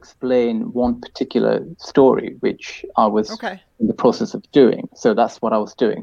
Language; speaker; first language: English; native; English